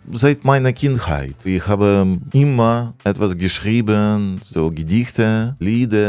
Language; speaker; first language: German; non-native, fluent; Russian